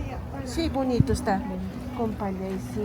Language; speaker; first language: Spanish; non-native, local second language; Quechua